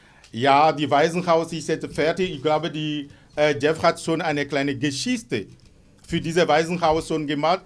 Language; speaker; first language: German; non-native, fluent; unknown